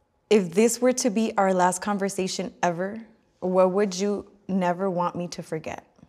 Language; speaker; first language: English; early bilingual, other home language; Spanish